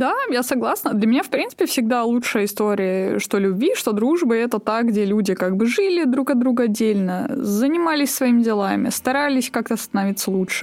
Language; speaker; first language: Russian; native; Russian